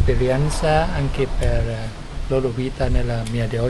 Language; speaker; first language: Italian; non-native, learner; Thai